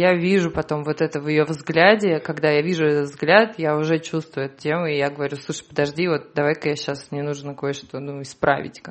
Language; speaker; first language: Russian; native; Russian